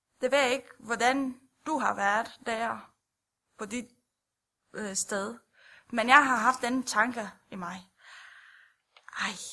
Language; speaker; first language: Danish; non-native, fluent; Romanian